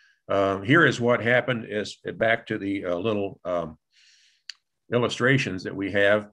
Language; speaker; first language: English; native; English